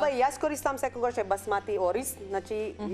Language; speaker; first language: Macedonian; non-native, learner; Filipino